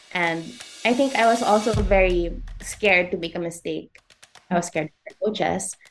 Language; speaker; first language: English; non-native, local second language; Cebuano